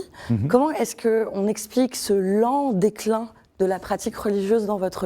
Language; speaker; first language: French; native; French